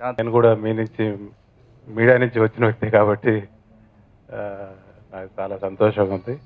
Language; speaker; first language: Telugu; native; Telugu